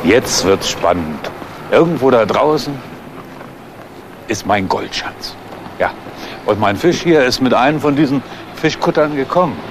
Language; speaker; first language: German; native; German